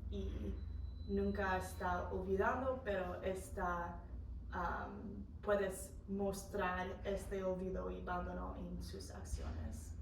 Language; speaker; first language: Spanish; non-native, fluent; English